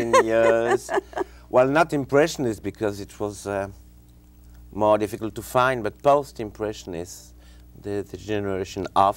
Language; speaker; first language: English; non-native, fluent; French